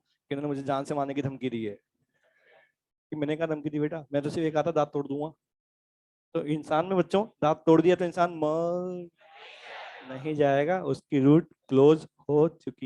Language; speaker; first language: Hindi; native; Hindi